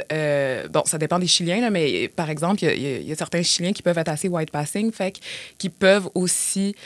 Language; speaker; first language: French; native; French